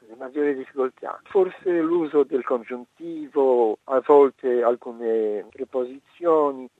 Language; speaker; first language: Italian; non-native, learner; Polish